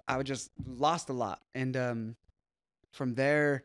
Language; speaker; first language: English; native; English